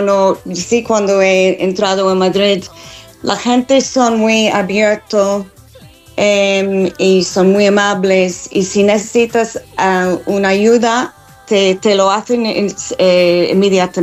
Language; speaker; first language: Spanish; non-native, learner; English